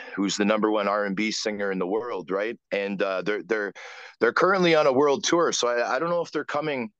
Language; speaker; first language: English; native; English